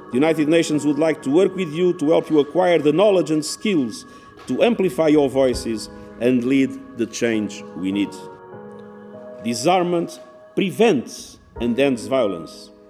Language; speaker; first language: English; non-native, fluent; Portuguese